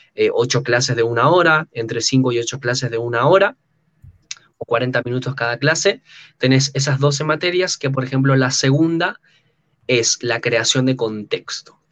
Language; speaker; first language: Spanish; native; Spanish